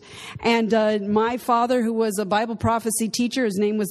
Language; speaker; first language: English; native; English